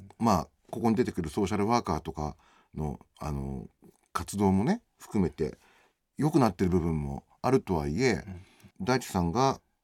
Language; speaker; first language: Japanese; native; Japanese